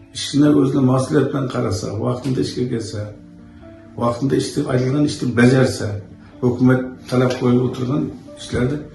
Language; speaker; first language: Uzbek; native; Uzbek